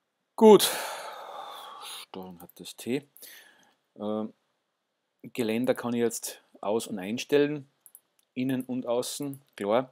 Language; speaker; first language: German; native; German